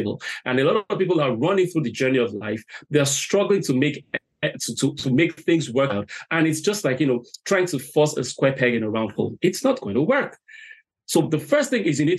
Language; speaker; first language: English; non-native, local second language; Yoruba